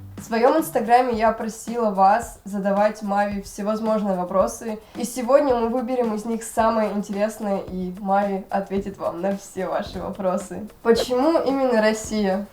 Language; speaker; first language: Russian; native; Russian